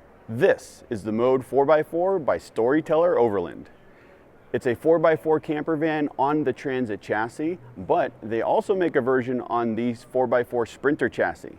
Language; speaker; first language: English; native; English